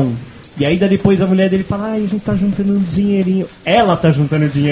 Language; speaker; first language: Portuguese; native; Portuguese